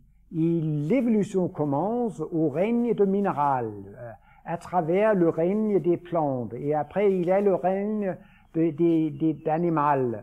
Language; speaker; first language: French; non-native, fluent; Danish